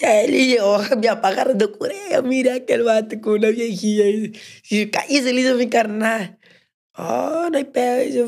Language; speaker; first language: Spanish; native; Spanish